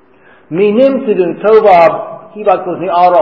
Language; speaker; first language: Hungarian; non-native, fluent; English